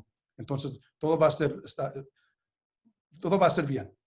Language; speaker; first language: Spanish; early bilingual, heritage; Spanish